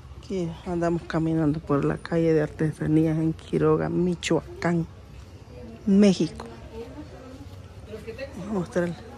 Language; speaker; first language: Spanish; native; Spanish